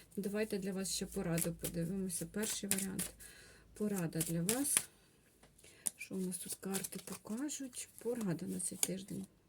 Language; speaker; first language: Ukrainian; non-native, local second language; Russian